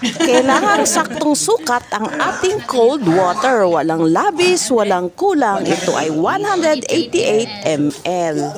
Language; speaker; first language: Filipino; non-native, local second language; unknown